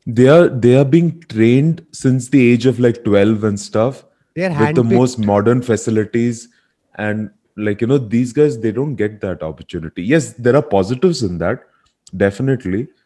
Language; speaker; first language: English; non-native, local second language; Hindi